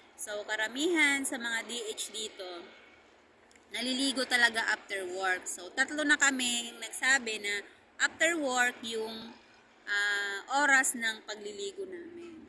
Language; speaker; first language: Filipino; native; Filipino